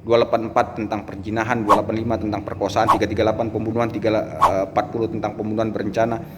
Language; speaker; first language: Indonesian; native; Indonesian